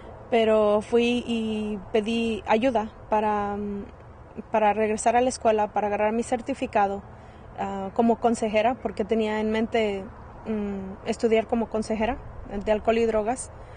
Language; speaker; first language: Spanish; native; Spanish